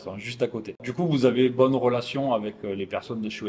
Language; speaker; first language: French; native; French